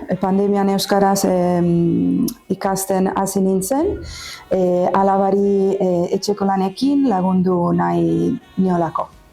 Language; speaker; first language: Basque; non-native, learner; Italian